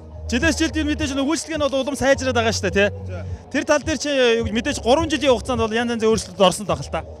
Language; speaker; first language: Mongolian; native; Mongolian